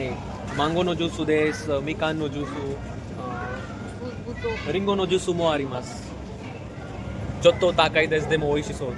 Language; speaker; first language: Japanese; non-native, learner; Marathi